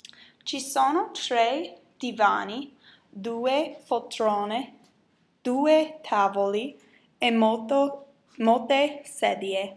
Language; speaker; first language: Italian; non-native, learner; English